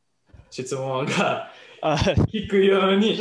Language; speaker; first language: Japanese; non-native, learner; English